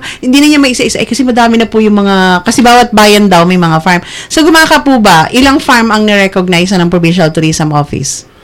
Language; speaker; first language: Filipino; native; Filipino